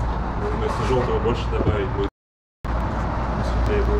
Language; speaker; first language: Russian; native; Russian